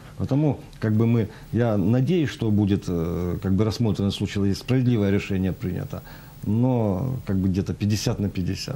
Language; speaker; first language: Russian; native; Russian